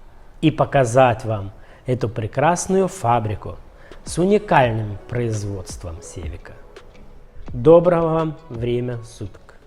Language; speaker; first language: Russian; native; Russian